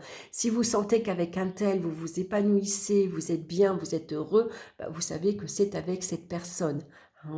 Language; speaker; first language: French; native; French